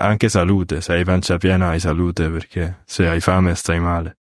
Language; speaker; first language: Italian; native; Italian